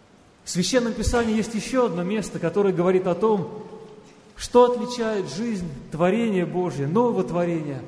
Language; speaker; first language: Russian; native; Russian